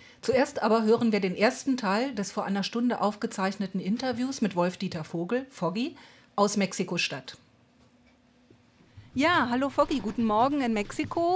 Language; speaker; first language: German; native; German